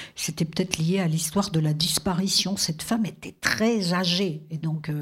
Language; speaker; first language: French; native; French